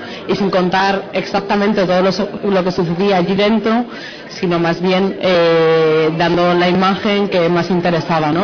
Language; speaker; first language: Spanish; native; Spanish